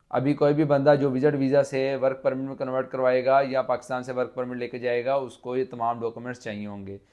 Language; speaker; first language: Urdu; non-native, local second language; Punjabi